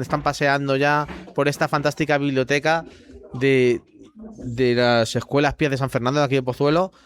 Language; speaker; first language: Spanish; native; Spanish